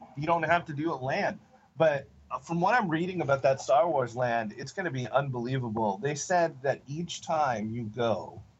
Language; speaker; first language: English; native; English